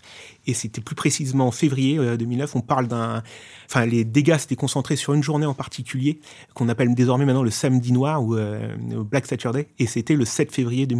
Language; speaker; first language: French; native; French